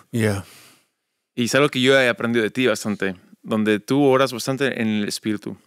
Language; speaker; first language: Spanish; early bilingual, other home language; English